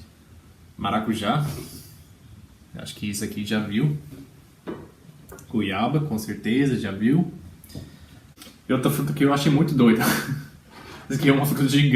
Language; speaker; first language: Portuguese; non-native, fluent; English